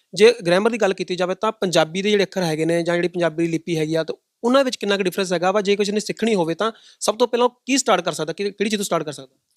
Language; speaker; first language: Punjabi; native; Punjabi